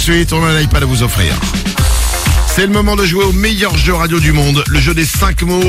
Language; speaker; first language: French; native; French